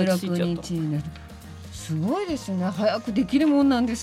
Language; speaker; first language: Japanese; native; Japanese